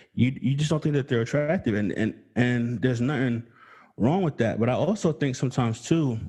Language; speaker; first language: English; native; English